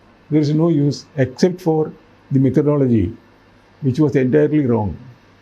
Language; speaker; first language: English; non-native, local second language; Malayalam